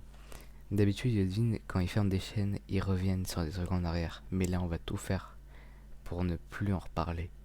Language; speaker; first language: French; native; French